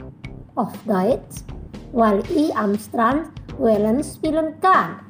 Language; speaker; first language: German; non-native, fluent; Indonesian